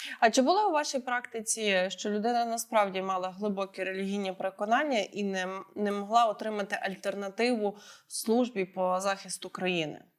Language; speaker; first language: Ukrainian; native; Ukrainian